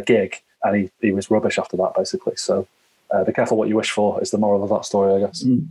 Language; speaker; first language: English; native; English